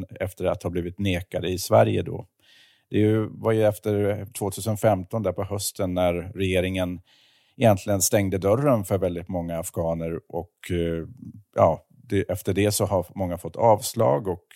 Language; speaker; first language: Swedish; native; Swedish